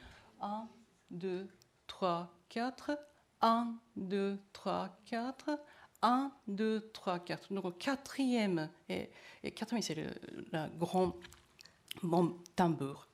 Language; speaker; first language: French; non-native, learner; Japanese